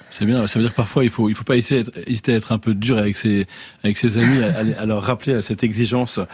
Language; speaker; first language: French; native; French